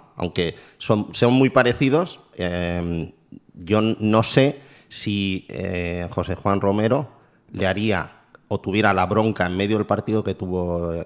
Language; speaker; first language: Spanish; native; Spanish